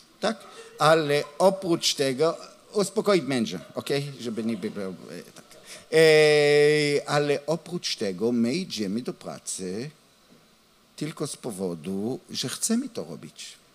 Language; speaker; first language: Polish; non-native, learner; Hebrew